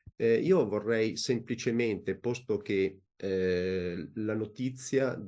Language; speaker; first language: Italian; native; Italian